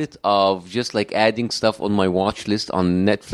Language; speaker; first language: English; non-native, fluent; Arabic